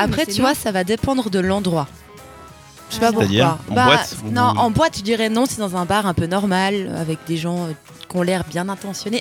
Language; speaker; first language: French; native; French